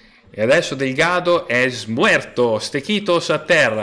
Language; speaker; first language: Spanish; non-native, learner; Italian